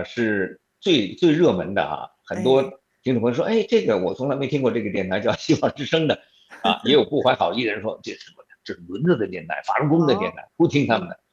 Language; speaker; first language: Chinese; native; Chinese